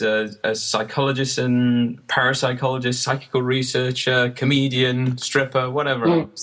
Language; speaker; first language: English; native; English